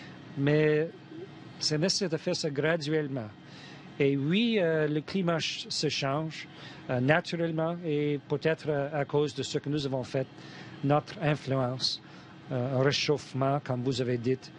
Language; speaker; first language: French; non-native, fluent; English